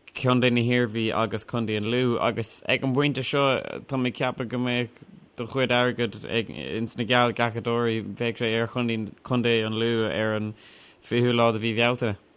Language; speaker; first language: Irish; non-native, local second language; English